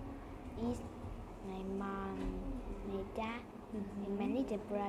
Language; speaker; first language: English; non-native, learner; Vietnamese